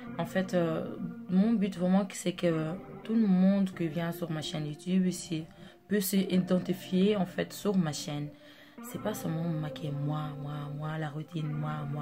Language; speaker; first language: French; non-native, local second language; Portuguese